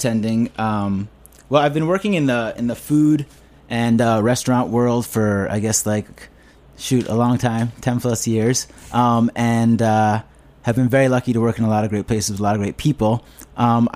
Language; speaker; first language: English; native; English